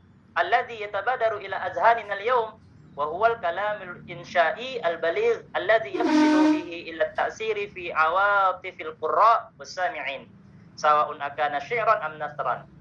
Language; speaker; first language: Arabic; non-native, learner; Indonesian